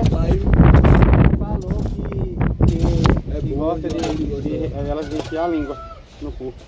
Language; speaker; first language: Portuguese; native; Portuguese